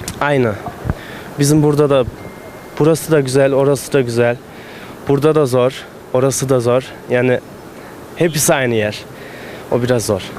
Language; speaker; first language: Turkish; early bilingual, heritage; Turkish